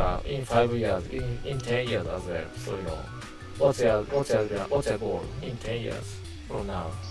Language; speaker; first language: English; non-native, learner; Japanese